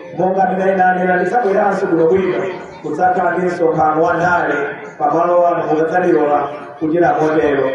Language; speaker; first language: Nyanja; native; Nyanja